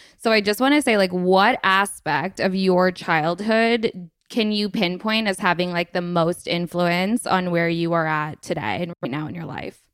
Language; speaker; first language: English; native; English